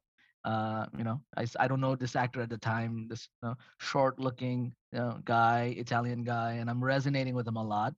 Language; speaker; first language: English; non-native, fluent; Arabic